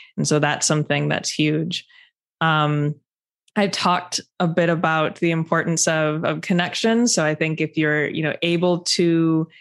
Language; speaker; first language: English; native; English